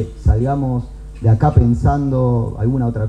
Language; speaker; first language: Spanish; native; Spanish